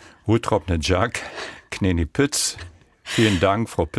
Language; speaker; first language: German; non-native, local second language; Upper Sorbian